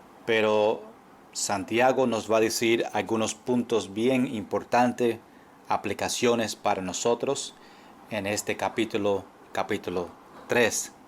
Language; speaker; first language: Spanish; non-native, fluent; English